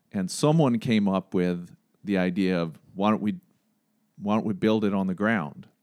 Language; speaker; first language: English; non-native, fluent; Swedish